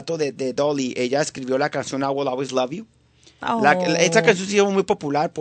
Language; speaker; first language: Spanish; early bilingual, heritage; Spanish